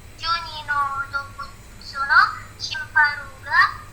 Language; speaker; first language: Japanese; non-native, learner; Indonesian